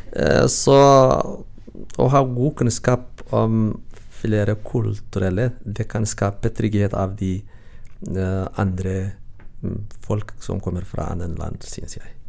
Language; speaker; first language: Norwegian; non-native, learner; Tigrinya